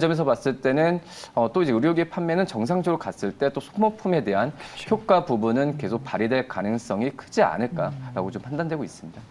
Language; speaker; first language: Korean; native; Korean